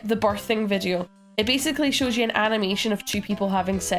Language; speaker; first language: English; native; English